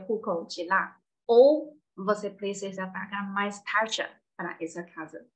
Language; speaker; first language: Portuguese; non-native, fluent; Chinese